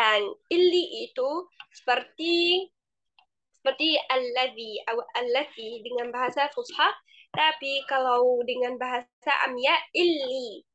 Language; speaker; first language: Indonesian; non-native, fluent; Arabic